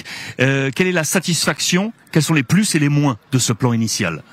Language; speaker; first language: French; native; French